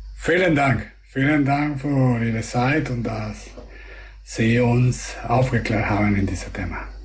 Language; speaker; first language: German; non-native, learner; Spanish